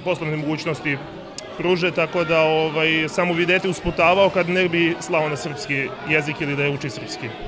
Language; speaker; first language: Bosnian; early bilingual, heritage; Bosnian